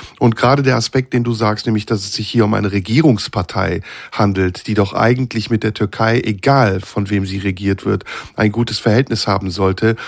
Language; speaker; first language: German; early bilingual, other home language; Turkish